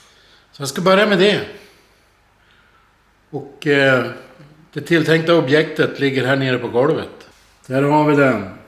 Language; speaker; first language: Swedish; native; Swedish